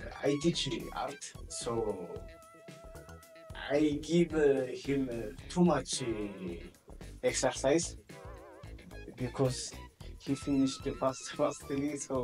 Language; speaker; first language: English; non-native, learner; Amharic